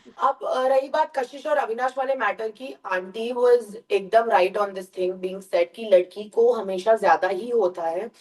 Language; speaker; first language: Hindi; early bilingual, heritage; Hindi